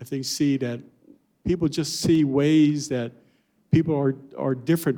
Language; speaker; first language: English; native; English